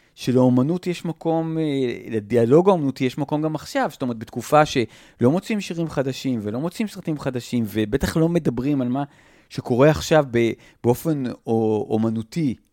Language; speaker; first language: Hebrew; native; Hebrew